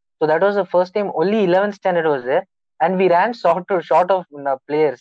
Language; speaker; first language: English; non-native, local second language; Tamil